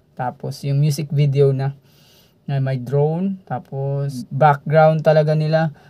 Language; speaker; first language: Filipino; non-native, local second language; Cebuano